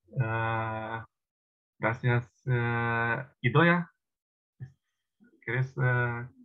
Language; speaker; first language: Spanish; non-native, learner; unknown